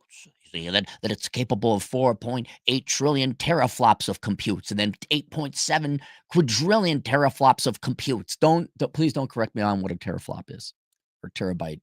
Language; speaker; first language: English; native; English